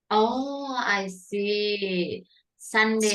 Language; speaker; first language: English; non-native, fluent; Indonesian